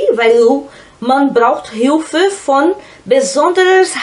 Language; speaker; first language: German; non-native, fluent; Portuguese